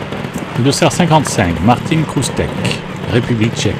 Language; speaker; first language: French; native; French